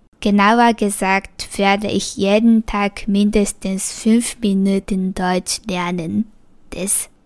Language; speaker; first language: German; non-native, fluent; Japanese